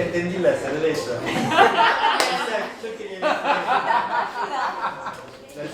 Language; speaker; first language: Spanish; non-native, learner; French